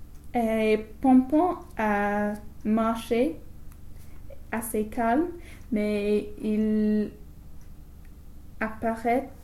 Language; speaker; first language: French; non-native, learner; English